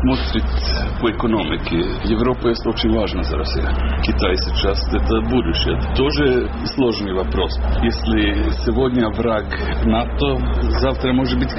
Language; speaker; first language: Ukrainian; non-native, learner; Serbian